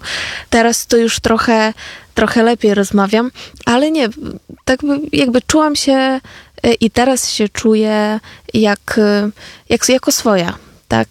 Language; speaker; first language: Polish; non-native, fluent; Ukrainian